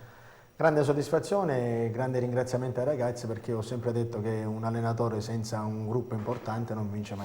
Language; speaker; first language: Italian; native; Italian